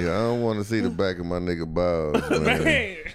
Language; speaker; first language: English; native; English